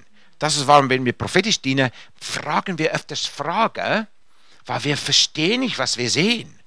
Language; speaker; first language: German; non-native, fluent; English